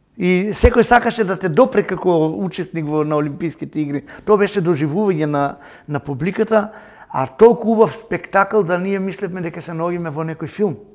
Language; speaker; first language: Macedonian; native; Macedonian